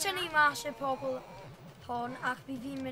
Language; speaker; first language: Welsh; non-native, local second language; English